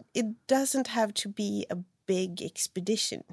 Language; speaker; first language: English; non-native, fluent; Swedish